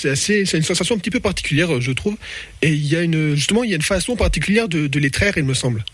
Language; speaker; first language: French; native; French